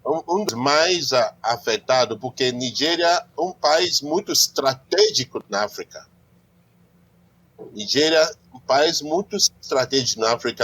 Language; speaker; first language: Portuguese; non-native, learner; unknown